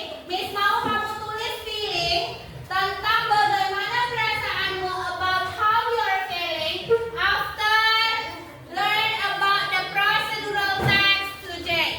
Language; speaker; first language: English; non-native, learner; Indonesian